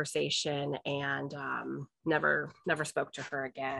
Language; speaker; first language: English; native; English